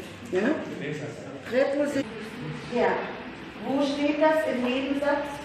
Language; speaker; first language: German; non-native, fluent; Mongolian